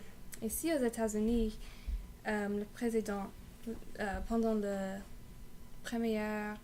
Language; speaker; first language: French; non-native, learner; English